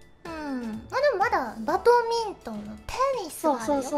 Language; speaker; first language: Japanese; native; Japanese